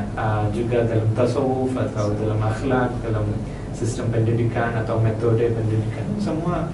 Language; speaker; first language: Indonesian; non-native, learner; Malayalam